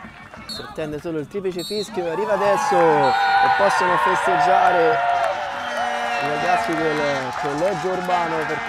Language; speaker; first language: Italian; native; Italian